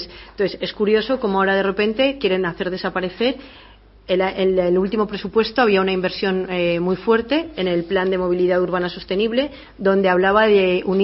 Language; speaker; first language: Spanish; native; Spanish